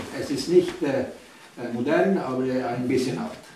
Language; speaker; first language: German; non-native, learner; Northern Sami